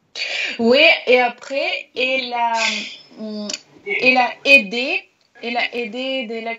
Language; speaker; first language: French; non-native, learner; Russian